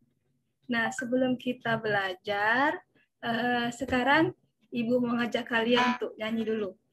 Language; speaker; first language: Indonesian; native; Indonesian